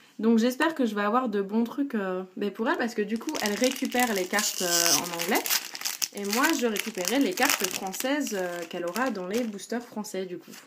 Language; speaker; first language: French; native; French